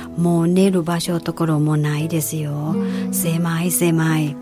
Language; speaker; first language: Japanese; non-native, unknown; Thai